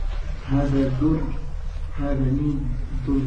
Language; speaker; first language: Arabic; non-native, learner; French